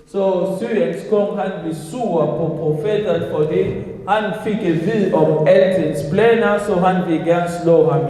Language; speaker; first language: Danish; non-native, fluent; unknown